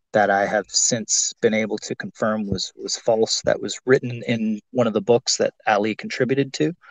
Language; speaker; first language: English; native; English